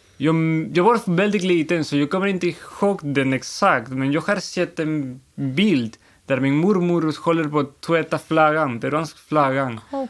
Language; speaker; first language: Swedish; non-native, fluent; Spanish